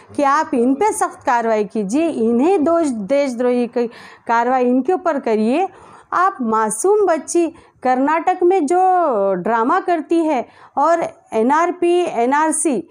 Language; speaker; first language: Hindi; native; Hindi